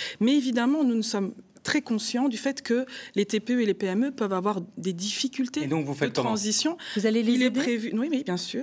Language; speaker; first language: French; native; French